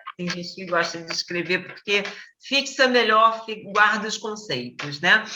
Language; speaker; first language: Portuguese; native; Portuguese